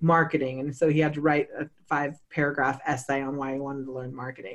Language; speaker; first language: English; native; English